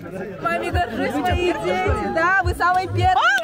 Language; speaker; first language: Russian; non-native, local second language; Kazakh